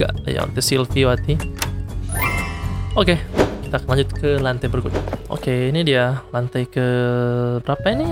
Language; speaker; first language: Indonesian; native; Indonesian